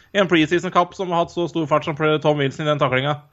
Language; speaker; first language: Norwegian; native; Norwegian